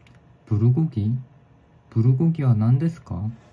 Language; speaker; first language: Japanese; non-native, learner; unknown